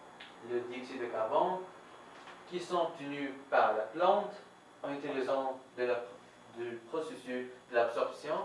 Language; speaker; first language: French; non-native, fluent; Arabic